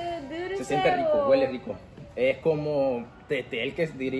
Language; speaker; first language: Spanish; native; Spanish